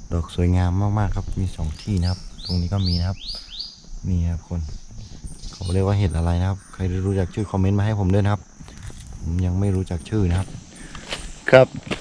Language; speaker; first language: Thai; non-native, local second language; Karen languages